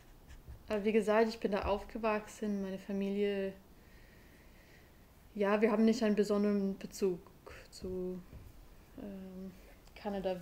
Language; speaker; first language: German; non-native, fluent; English